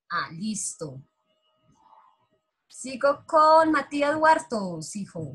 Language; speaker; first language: Spanish; native; Spanish